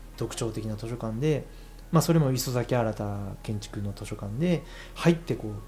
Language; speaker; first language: Japanese; native; Japanese